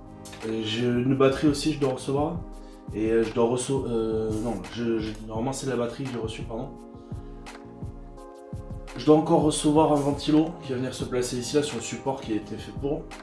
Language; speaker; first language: French; native; French